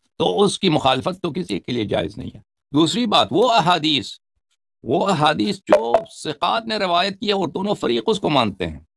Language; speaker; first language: Urdu; non-native, fluent; Persian